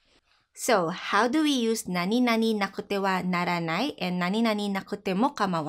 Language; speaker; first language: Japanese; non-native, fluent; Filipino